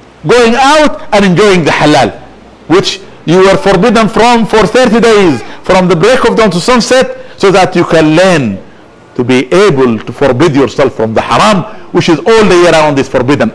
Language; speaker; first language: English; non-native, fluent; Arabic